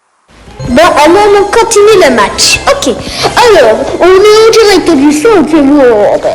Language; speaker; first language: French; native; French